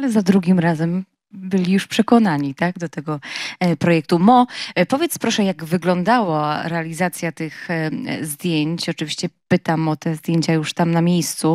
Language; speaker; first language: Polish; native; Polish